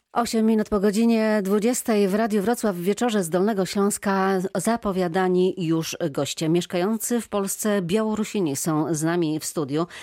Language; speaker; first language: Polish; native; Polish